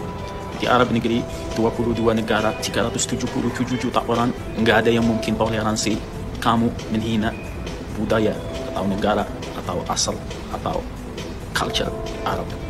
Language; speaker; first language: Indonesian; non-native, fluent; Arabic